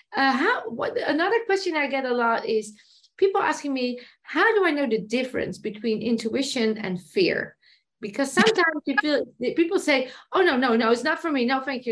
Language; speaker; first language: English; non-native, fluent; Dutch